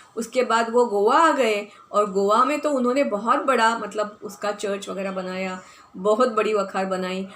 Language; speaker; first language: Hindi; non-native, local second language; Marathi